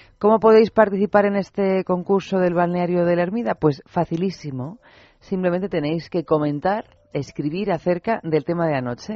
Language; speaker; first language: Spanish; native; Spanish